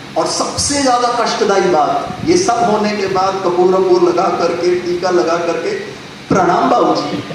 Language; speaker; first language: Hindi; non-native, local second language; Tamil